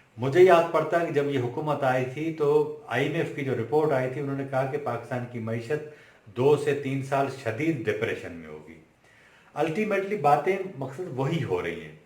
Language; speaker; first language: Urdu; non-native, local second language; Sindhi